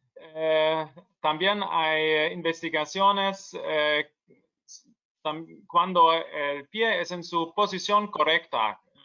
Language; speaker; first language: Spanish; non-native, learner; German